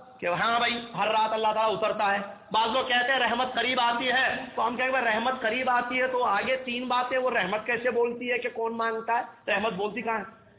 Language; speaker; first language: Urdu; native; Urdu